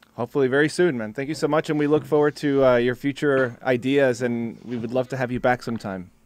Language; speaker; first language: English; early bilingual, other home language; Spanish